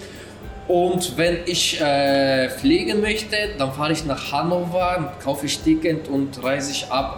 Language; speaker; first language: German; non-native, fluent; Polish